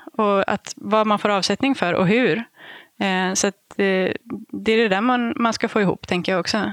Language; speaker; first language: Swedish; native; Swedish